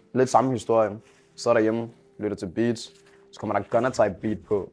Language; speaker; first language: Danish; early bilingual, other home language; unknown